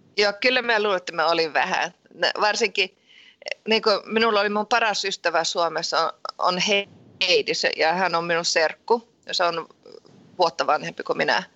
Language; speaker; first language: Finnish; early bilingual, heritage; Finnish